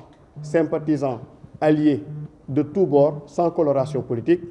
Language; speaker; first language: French; non-native, local second language; Wolof